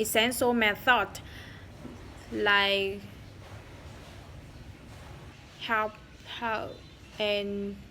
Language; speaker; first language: English; non-native, learner; Vietnamese